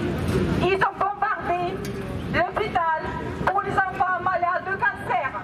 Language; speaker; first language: French; non-native, fluent; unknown